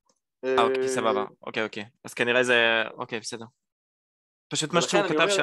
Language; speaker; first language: Hebrew; native; Hebrew